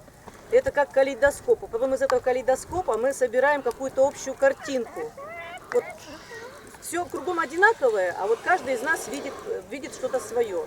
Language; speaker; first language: Russian; native; Russian